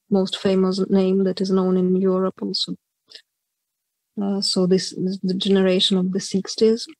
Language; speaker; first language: English; non-native, fluent; Ukrainian